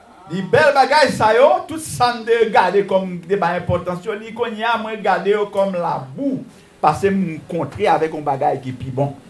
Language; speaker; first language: French; native; French